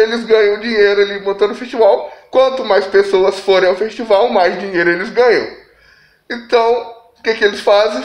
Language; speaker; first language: Portuguese; native; Portuguese